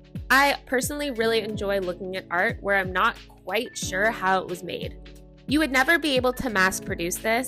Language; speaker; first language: English; native; English